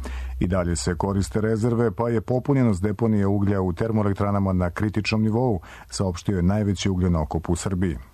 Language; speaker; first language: Croatian; native; Croatian